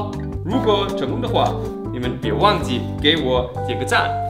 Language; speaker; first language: Chinese; non-native, fluent; German